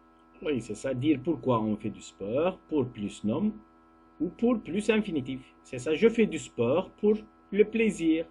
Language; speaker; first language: French; non-native, fluent; Turkish